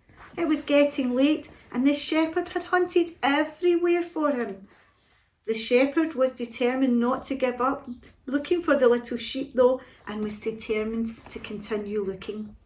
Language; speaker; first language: English; native; English